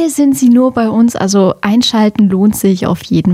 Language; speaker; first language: German; native; German